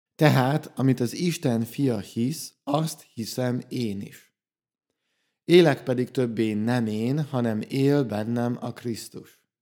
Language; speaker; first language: Hungarian; native; Hungarian